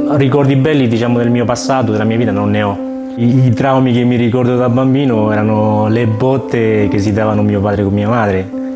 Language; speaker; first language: Italian; early bilingual, other home language; Spanish